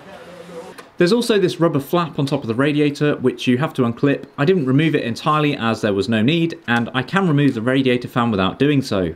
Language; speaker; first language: English; native; English